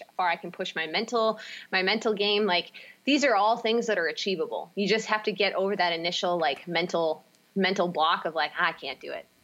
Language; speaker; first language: English; native; English